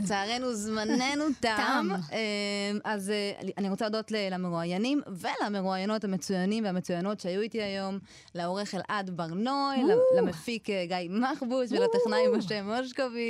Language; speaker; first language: Hebrew; native; Hebrew